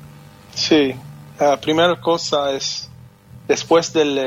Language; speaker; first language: Spanish; non-native, fluent; Hebrew